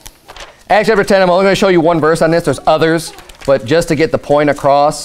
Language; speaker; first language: English; native; English